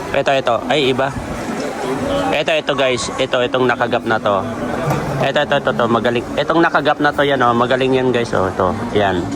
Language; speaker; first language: Filipino; native; Filipino